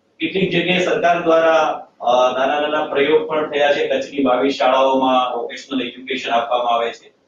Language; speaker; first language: Gujarati; native; Gujarati